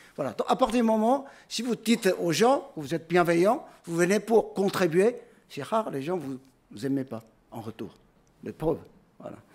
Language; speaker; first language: French; non-native, fluent; Chinese